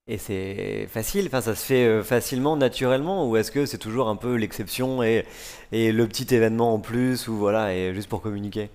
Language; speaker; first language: French; native; French